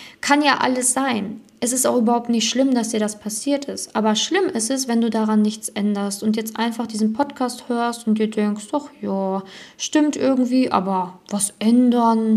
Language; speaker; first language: German; native; German